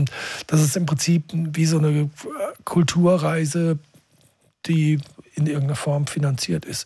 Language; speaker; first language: German; native; German